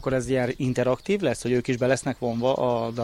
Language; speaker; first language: Hungarian; native; Hungarian